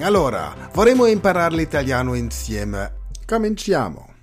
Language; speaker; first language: Italian; non-native, fluent; German